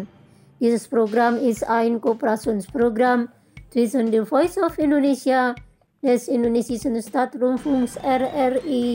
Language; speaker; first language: German; non-native, fluent; Indonesian